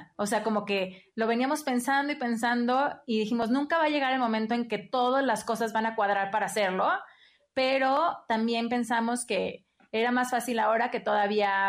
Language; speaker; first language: Spanish; native; Spanish